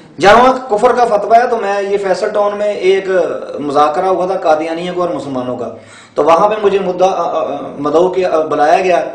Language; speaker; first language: Urdu; non-native, local second language; Punjabi